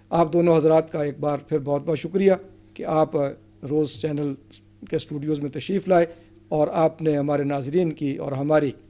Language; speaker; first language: Urdu; native; Urdu